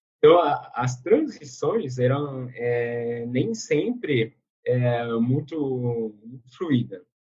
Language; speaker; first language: Portuguese; non-native, fluent; French